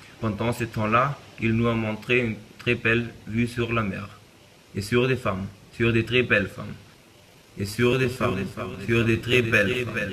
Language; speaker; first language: French; non-native, learner; German